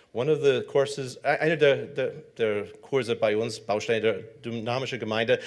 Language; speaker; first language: German; non-native, fluent; English